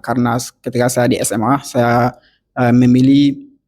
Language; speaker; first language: Indonesian; non-native, learner; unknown